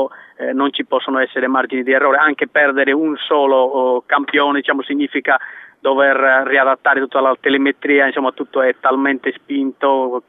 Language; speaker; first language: Italian; native; Italian